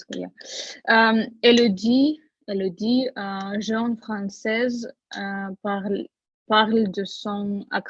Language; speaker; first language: French; non-native, learner; Russian